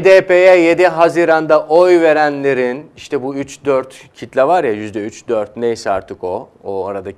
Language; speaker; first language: Turkish; native; Turkish